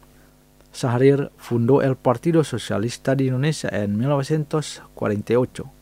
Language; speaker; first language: Spanish; non-native, fluent; Indonesian